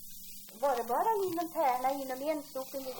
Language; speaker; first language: Swedish; native; Swedish